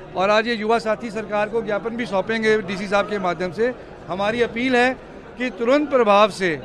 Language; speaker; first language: Hindi; native; Hindi